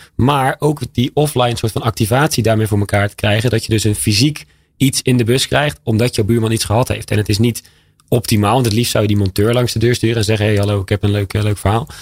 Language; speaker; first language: Dutch; native; Dutch